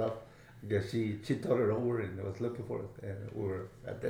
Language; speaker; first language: English; non-native, fluent; Spanish